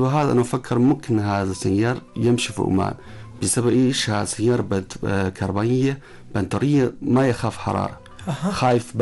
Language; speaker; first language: Arabic; non-native, learner; Chinese